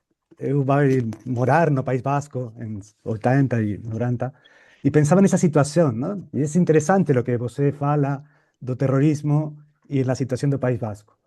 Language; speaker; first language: Portuguese; non-native, learner; Spanish